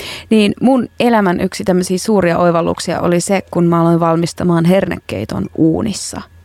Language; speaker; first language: Finnish; native; Finnish